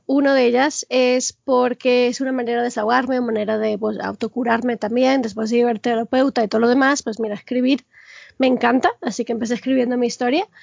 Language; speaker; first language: Spanish; early bilingual, heritage; Spanish